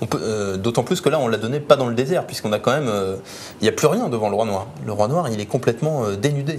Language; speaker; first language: French; native; French